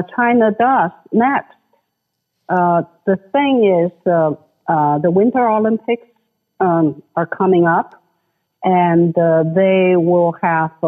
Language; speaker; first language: English; non-native, fluent; Chinese